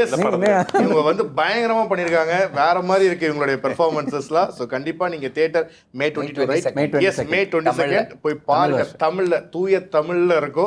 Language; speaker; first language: Tamil; native; Tamil